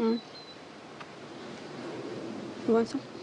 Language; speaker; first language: English; non-native, learner; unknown